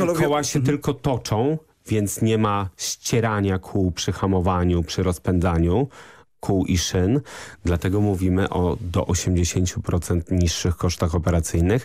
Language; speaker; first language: Polish; native; Polish